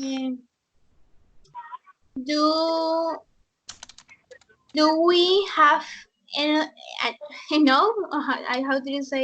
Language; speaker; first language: English; non-native, learner; Spanish